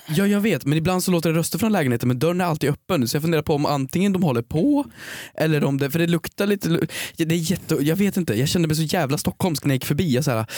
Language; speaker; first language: Swedish; native; Swedish